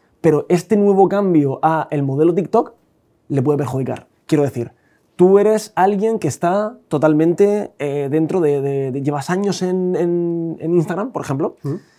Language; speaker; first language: Spanish; native; Spanish